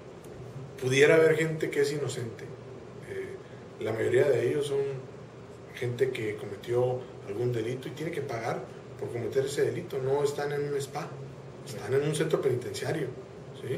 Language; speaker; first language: Spanish; native; Spanish